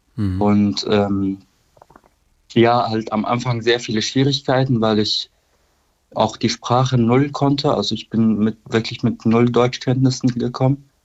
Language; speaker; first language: German; non-native, fluent; Arabic